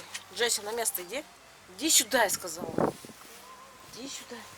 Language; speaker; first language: Russian; native; Russian